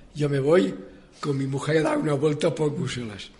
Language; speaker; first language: Spanish; non-native, local second language; Catalan